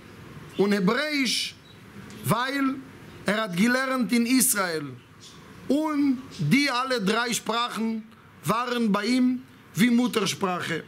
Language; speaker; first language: German; non-native, fluent; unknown